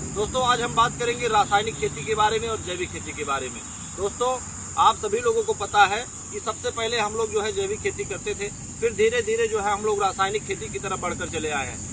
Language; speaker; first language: Hindi; native; Hindi